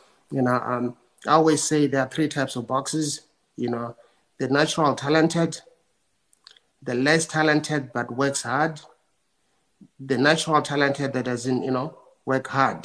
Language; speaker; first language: English; non-native, local second language; Venda